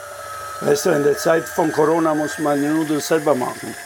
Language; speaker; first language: German; non-native, fluent; Italian